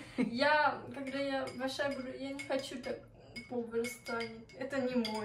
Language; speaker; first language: Russian; early bilingual, heritage; Russian